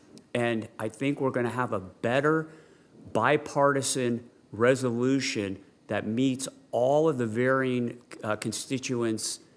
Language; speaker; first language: English; native; English